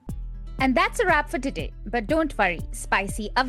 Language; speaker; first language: English; non-native, local second language; Malayalam